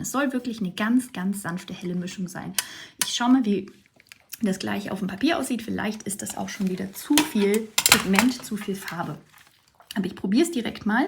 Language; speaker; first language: German; native; German